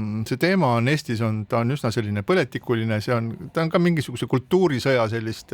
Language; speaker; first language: Estonian; native; Estonian